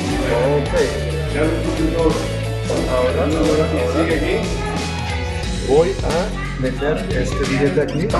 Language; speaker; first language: Spanish; non-native, fluent; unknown